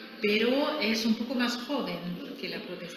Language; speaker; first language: Spanish; non-native, fluent; German